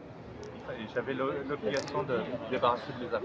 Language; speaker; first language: French; native; French